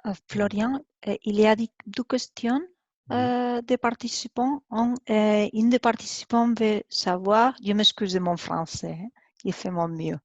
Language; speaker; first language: French; non-native, learner; Spanish